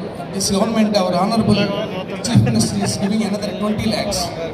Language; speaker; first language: English; non-native, local second language; Telugu